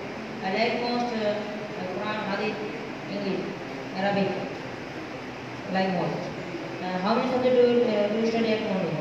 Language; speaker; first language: English; non-native, learner; Bangla